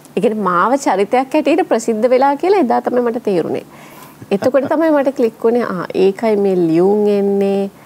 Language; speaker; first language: Sinhala; non-native, local second language; English